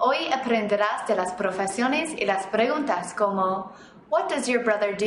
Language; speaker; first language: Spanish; non-native, fluent; English